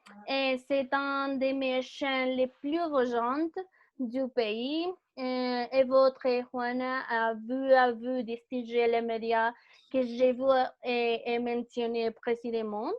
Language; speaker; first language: French; non-native, learner; Spanish